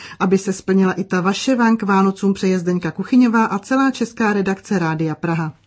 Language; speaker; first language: Czech; native; Czech